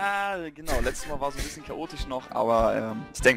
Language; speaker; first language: German; native; German